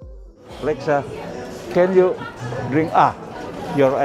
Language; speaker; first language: English; non-native, learner; Indonesian